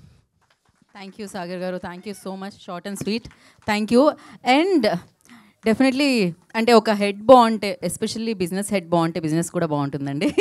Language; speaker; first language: Telugu; native; Telugu